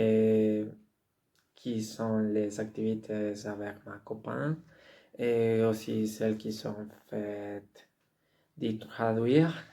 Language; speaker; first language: French; non-native, learner; Spanish